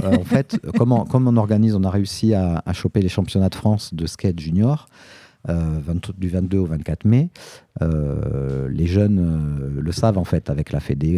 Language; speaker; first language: French; native; French